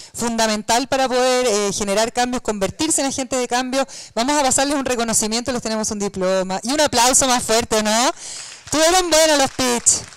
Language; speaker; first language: Spanish; native; Spanish